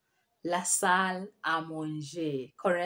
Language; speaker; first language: French; non-native, fluent; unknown